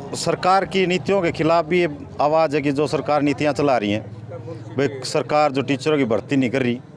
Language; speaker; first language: Hindi; native; Hindi